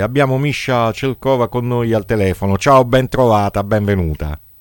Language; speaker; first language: Italian; native; Italian